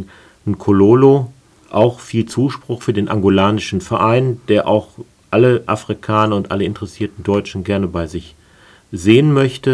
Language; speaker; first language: German; native; German